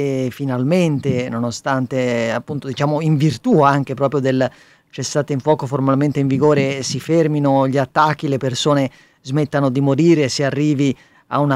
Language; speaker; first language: Italian; native; Italian